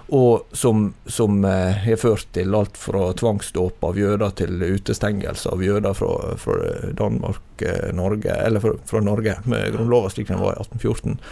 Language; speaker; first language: Norwegian; native; Norwegian